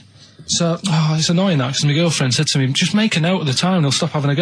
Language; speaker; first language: English; native; English